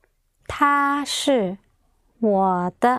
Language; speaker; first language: Chinese; non-native, learner; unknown